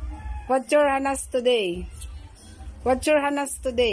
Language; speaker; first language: English; non-native, local second language; Filipino